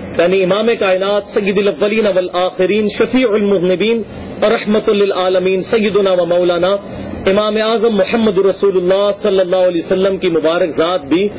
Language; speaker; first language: Urdu; non-native, local second language; Punjabi